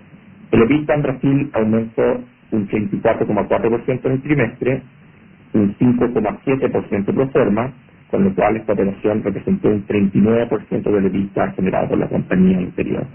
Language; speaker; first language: Spanish; native; Spanish